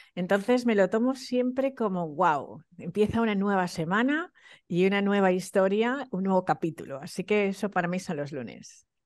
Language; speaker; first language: Spanish; early bilingual, other home language; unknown